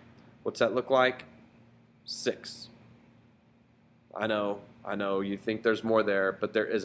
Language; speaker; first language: English; native; English